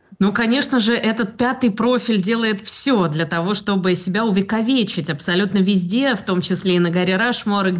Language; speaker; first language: Russian; native; Russian